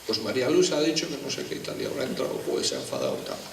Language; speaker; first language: Spanish; non-native, local second language; Basque